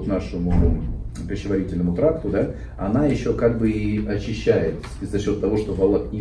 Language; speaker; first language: Russian; native; Russian